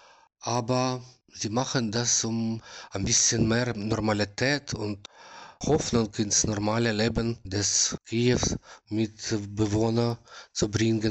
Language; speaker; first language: German; non-native, learner; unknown